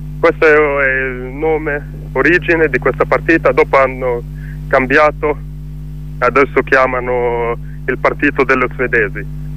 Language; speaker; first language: Italian; non-native, learner; Swedish